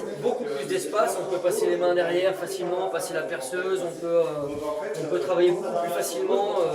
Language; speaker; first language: French; native; French